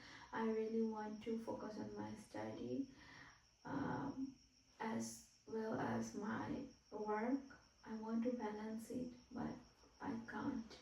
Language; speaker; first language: English; non-native, fluent; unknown